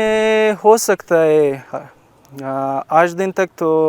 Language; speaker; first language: Hindi; non-native, local second language; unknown